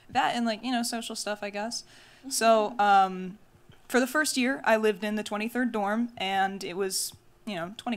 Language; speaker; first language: English; native; English